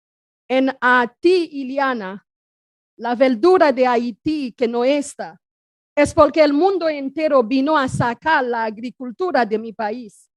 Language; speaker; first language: Spanish; non-native, fluent; Haitian Creole